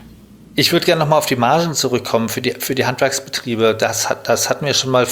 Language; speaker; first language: German; native; German